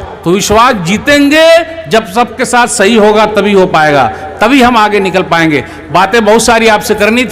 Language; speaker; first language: Hindi; native; Hindi